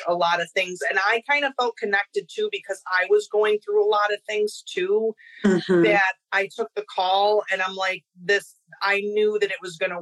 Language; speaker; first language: English; native; English